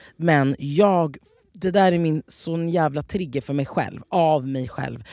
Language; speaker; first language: Swedish; native; Swedish